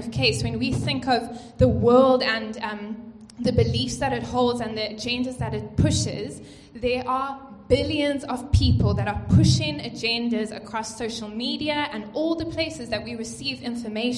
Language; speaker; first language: English; native; English